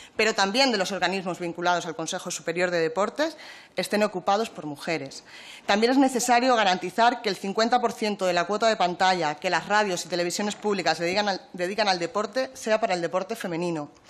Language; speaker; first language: Spanish; native; Spanish